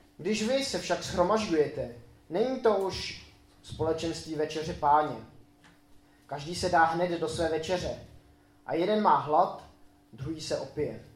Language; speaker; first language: Czech; native; Czech